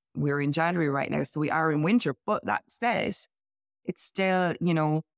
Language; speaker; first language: English; native; English